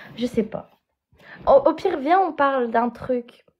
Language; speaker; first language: French; native; French